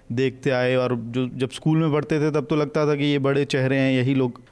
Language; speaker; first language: Hindi; native; Hindi